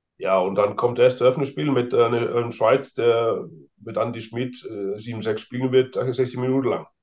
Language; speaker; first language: German; non-native, fluent; Icelandic